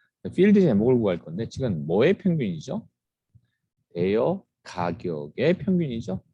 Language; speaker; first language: Korean; native; Korean